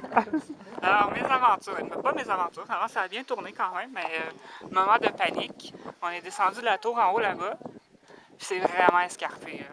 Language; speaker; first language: French; native; French